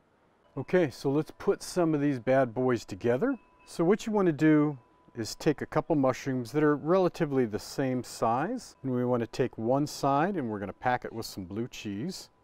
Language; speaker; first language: English; native; English